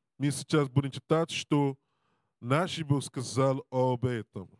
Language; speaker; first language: Russian; non-native, learner; English